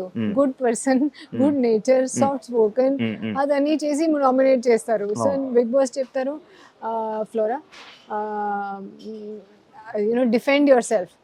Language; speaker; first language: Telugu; non-native, learner; Hindi